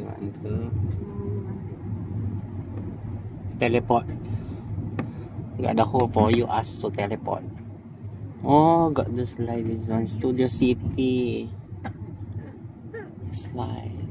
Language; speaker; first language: English; non-native, learner; Filipino